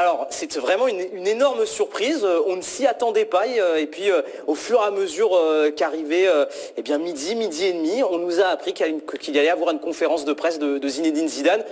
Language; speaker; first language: French; native; French